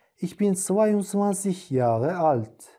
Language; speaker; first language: German; non-native, fluent; Turkish